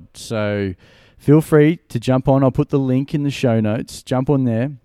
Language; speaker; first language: English; native; English